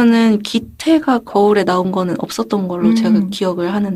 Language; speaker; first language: Korean; native; Korean